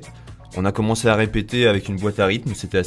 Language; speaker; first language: French; native; French